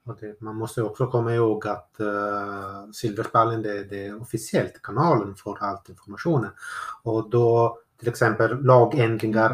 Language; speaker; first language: Swedish; non-native, fluent; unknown